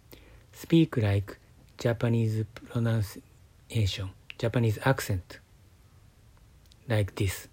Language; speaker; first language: English; non-native, learner; Japanese